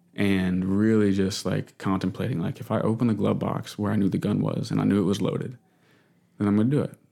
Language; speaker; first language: English; native; English